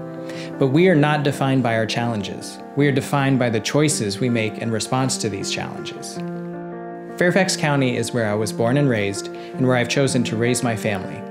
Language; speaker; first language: English; native; English